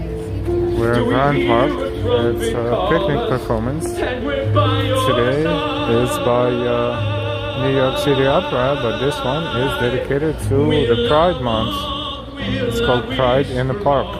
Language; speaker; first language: English; non-native, fluent; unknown